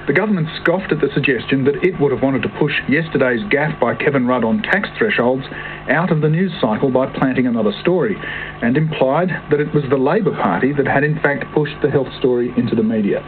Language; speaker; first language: English; native; English